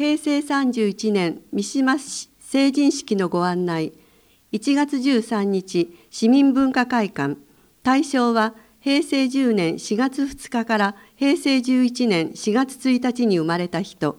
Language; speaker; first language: Japanese; native; Japanese